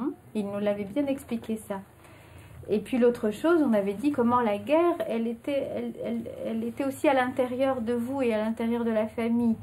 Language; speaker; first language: French; native; French